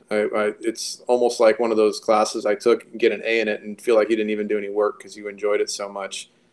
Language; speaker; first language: English; native; English